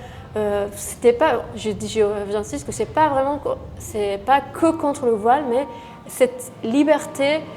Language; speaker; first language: French; non-native, fluent; Persian